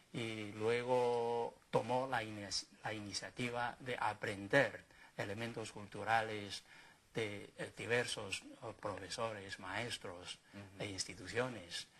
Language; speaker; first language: Spanish; non-native, fluent; Chinese